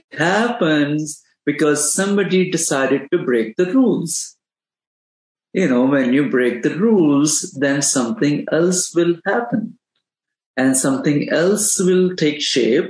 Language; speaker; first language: English; non-native, local second language; Urdu